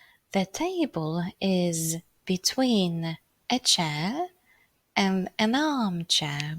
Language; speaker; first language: English; non-native, fluent; Polish